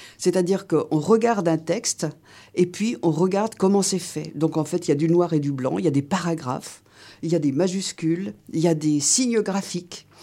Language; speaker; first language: French; native; French